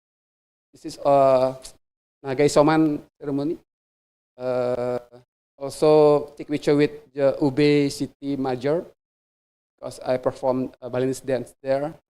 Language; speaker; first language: English; non-native, fluent; Indonesian